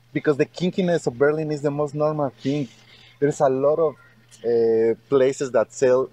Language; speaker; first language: English; non-native, learner; Spanish